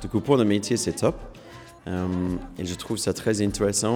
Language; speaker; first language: French; non-native, fluent; English